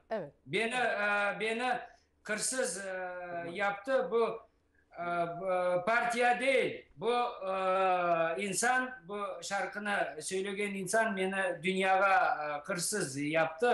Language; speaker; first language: Turkish; non-native, learner; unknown